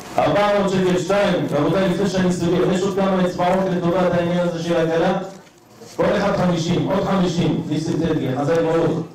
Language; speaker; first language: Hebrew; native; Hebrew